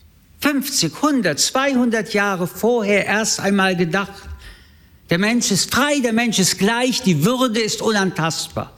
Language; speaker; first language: German; early bilingual, other home language; French